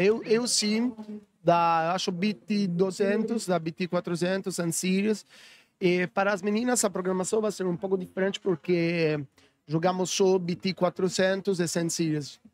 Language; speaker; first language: Portuguese; non-native, learner; Italian